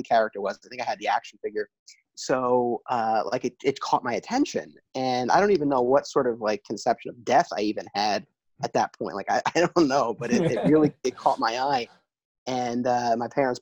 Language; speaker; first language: English; native; English